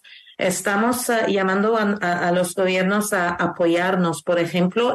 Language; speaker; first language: Spanish; non-native, learner; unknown